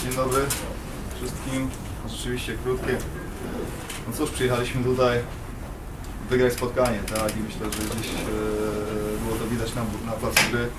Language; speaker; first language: Polish; native; Polish